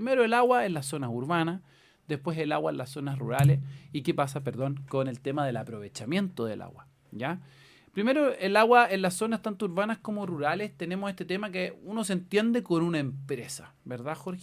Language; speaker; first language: Spanish; native; Spanish